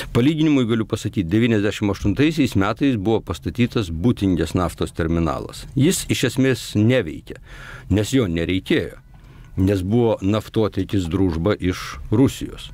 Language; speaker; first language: Lithuanian; native; Lithuanian